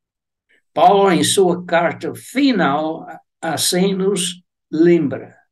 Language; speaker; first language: Portuguese; non-native, fluent; English